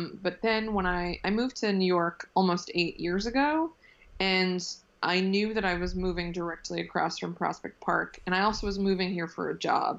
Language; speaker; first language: English; native; English